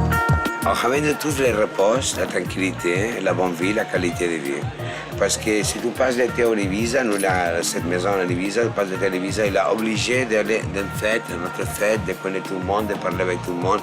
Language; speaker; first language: French; non-native, fluent; Spanish